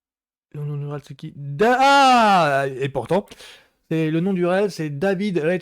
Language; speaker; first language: French; native; French